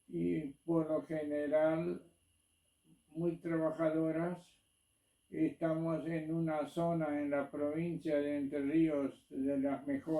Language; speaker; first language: Spanish; non-native, local second language; German